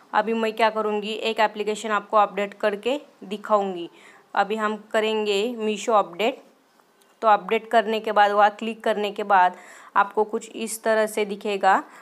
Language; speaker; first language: Hindi; non-native, local second language; Marathi